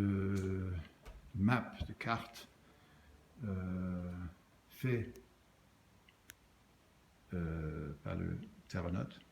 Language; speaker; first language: French; non-native, learner; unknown